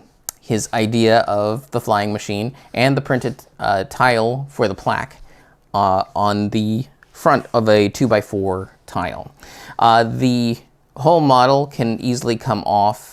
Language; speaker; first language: English; native; English